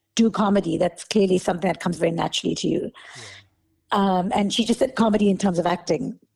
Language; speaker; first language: English; native; English